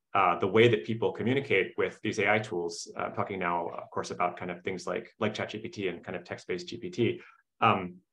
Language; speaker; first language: English; native; English